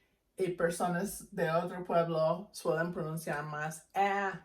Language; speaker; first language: Spanish; non-native, fluent; English